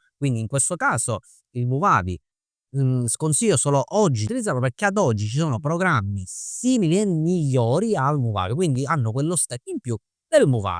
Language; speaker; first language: Italian; native; Italian